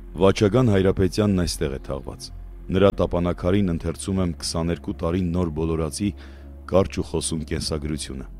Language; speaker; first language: Armenian; native; Armenian